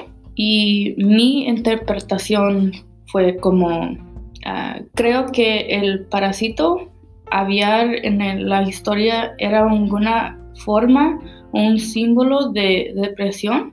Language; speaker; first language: Spanish; early bilingual, heritage; Spanish